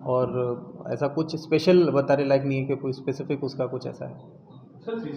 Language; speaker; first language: Hindi; non-native, local second language; Gujarati